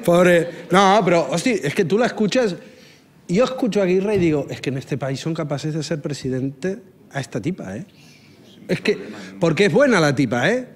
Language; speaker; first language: Spanish; non-native, local second language; Catalan